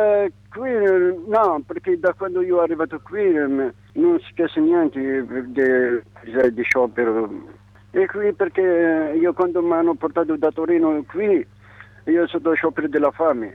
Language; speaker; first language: Italian; non-native, learner; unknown